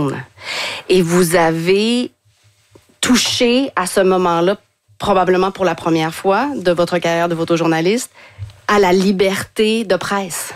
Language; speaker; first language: French; native; French